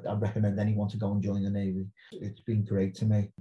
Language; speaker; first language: English; native; English